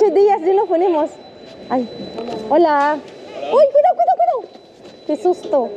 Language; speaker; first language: Spanish; non-native, learner; Filipino